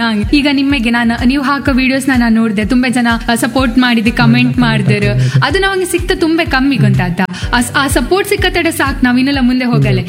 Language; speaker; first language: Kannada; non-native, local second language; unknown